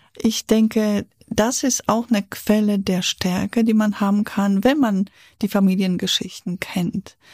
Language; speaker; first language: German; non-native, fluent; Polish